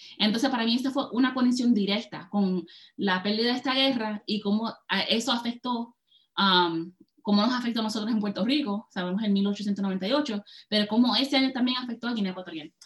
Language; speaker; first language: Spanish; early bilingual, heritage; Spanish